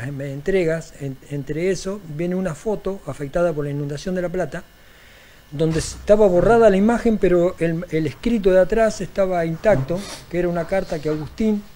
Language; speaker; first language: Spanish; native; Spanish